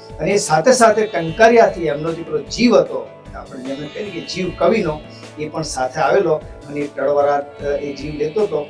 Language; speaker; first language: Gujarati; early bilingual, heritage; Gujarati